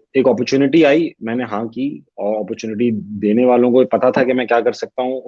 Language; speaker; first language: Urdu; native; Urdu